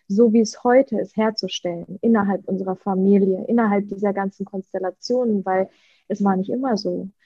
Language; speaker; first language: German; early bilingual, other home language; Russian